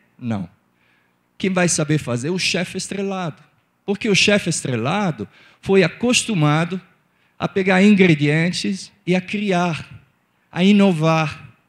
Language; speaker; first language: Portuguese; non-native, fluent; Italian